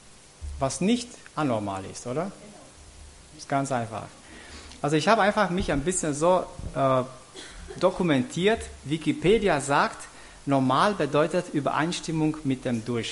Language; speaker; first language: German; non-native, fluent; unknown